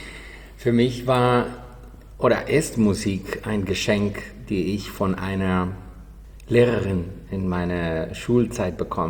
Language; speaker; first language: German; non-native, learner; Spanish